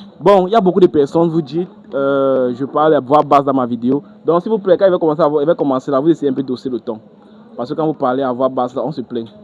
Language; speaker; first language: French; native; French